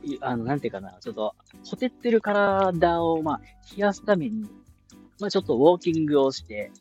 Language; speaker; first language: Japanese; native; Japanese